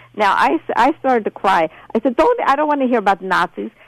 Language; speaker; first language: English; non-native, fluent; Polish